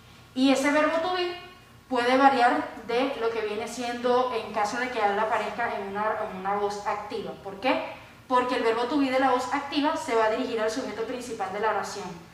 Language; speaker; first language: Spanish; native; Spanish